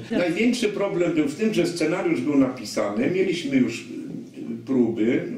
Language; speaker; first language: Polish; non-native, local second language; Kashubian